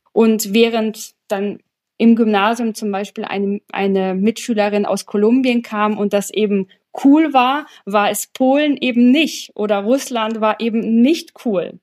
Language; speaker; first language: German; early bilingual, other home language; Polish